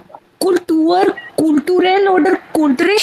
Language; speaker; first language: German; non-native, learner; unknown